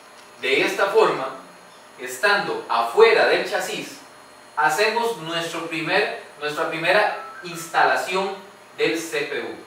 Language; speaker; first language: Spanish; native; Spanish